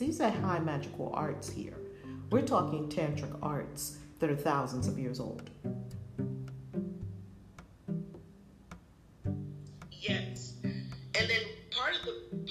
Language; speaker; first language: English; native; English